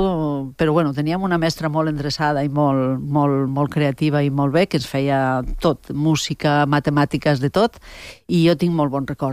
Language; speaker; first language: Catalan; non-native, local second language; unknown